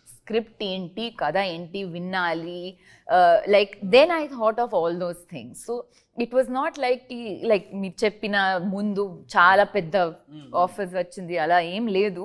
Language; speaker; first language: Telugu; non-native, learner; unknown